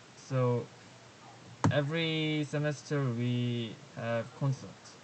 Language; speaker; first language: English; non-native, learner; Korean